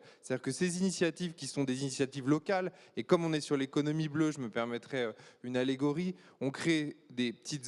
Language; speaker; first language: French; native; French